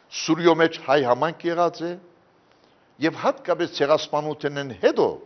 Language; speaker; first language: Armenian; early bilingual, heritage; Armenian